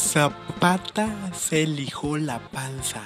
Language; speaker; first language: Spanish; native; Spanish